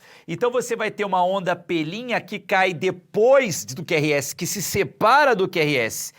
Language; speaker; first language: Portuguese; native; Portuguese